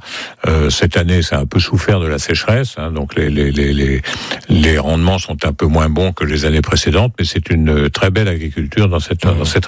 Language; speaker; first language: French; native; French